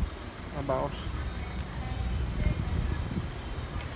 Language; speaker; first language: English; non-native, fluent; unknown